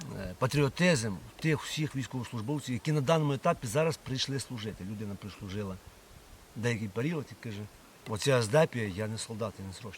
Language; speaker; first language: Ukrainian; native; Ukrainian